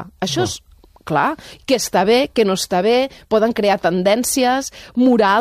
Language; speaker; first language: Catalan; native; Catalan